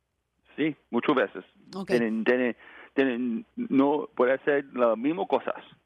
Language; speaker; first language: Spanish; non-native, learner; English